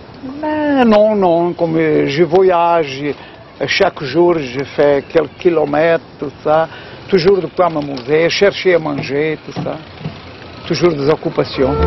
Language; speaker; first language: French; non-native, fluent; Portuguese